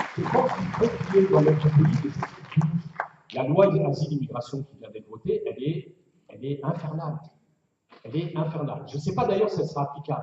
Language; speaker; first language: French; native; French